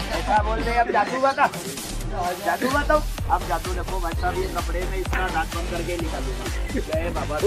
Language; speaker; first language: Hindi; non-native, local second language; Bangla